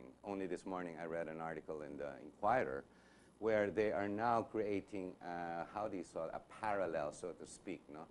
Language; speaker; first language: English; non-native, local second language; Filipino